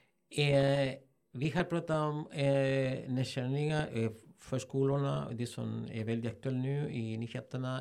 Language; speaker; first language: Swedish; non-native, fluent; Spanish